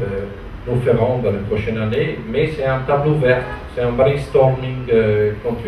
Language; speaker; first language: French; non-native, fluent; Italian